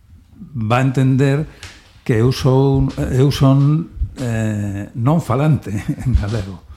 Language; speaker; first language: Galician; non-native, learner; Spanish